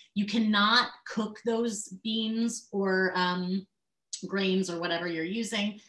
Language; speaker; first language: English; native; English